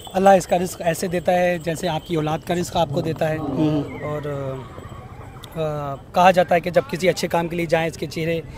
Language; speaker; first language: Hindi; native; Hindi